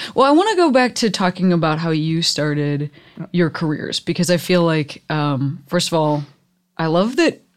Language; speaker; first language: English; native; English